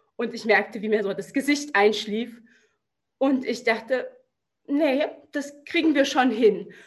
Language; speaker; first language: German; native; German